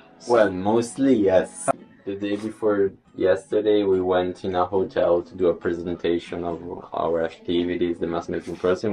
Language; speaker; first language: English; non-native, fluent; Italian